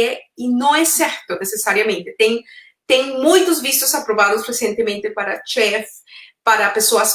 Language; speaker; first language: Portuguese; non-native, fluent; Spanish